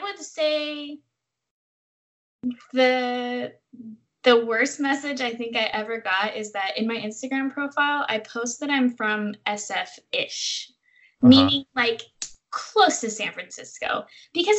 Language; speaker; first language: English; native; English